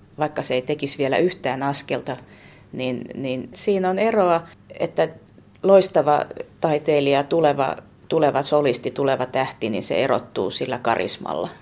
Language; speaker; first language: Finnish; native; Finnish